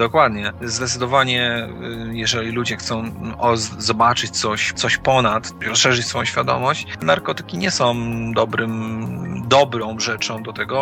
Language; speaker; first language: Polish; native; Polish